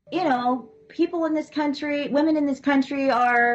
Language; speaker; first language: English; native; English